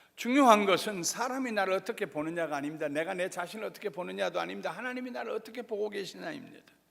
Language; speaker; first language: Korean; native; Korean